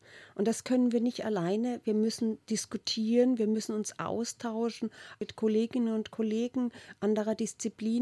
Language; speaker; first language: German; native; German